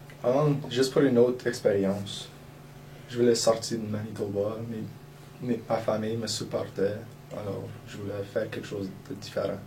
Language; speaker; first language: French; non-native, local second language; English